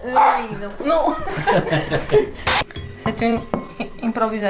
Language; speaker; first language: French; non-native, fluent; Romanian